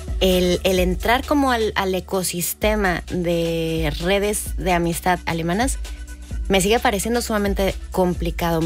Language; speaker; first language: Spanish; native; Spanish